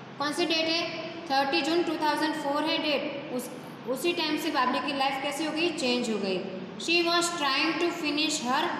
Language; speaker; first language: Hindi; non-native, local second language; Gujarati